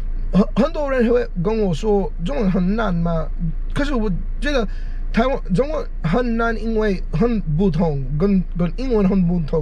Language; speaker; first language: Chinese; non-native, learner; English